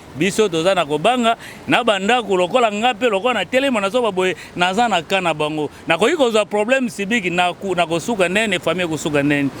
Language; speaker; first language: Lingala; non-native, local second language; Kongo